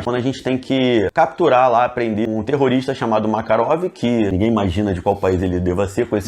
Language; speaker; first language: Portuguese; native; Portuguese